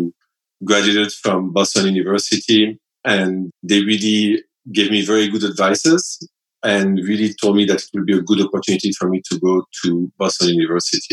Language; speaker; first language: English; non-native, fluent; French